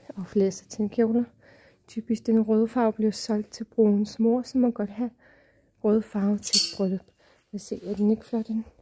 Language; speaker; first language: Danish; non-native, fluent; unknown